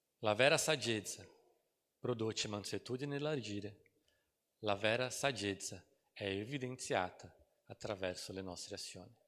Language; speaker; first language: Italian; non-native, fluent; Portuguese